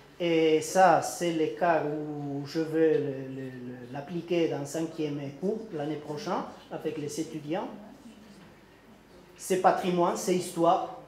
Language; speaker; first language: French; non-native, learner; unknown